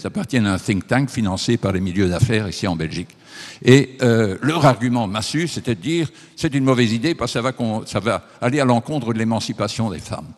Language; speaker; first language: French; native; French